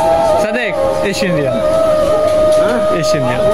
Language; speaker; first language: Arabic; non-native, learner; Bangla